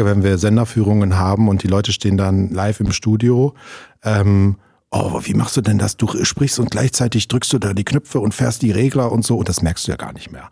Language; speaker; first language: German; native; German